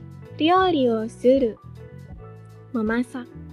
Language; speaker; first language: Japanese; non-native, fluent; Indonesian